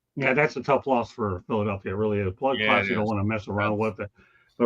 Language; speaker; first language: English; native; English